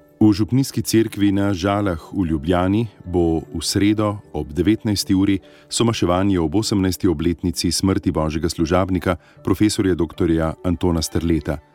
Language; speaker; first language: Slovenian; native; Slovenian